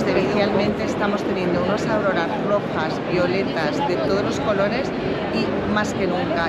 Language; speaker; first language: Spanish; non-native, fluent; Polish